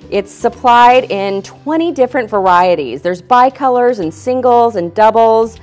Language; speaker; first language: English; native; English